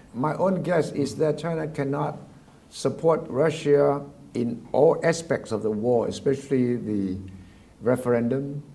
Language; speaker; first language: English; non-native, fluent; Thai